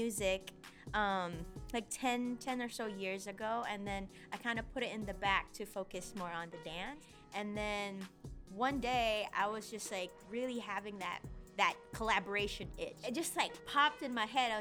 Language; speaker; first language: English; non-native, local second language; Filipino